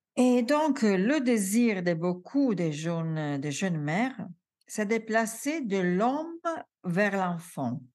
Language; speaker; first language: French; non-native, fluent; Italian